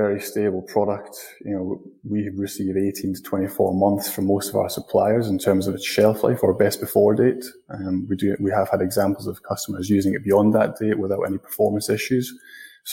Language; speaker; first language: English; native; English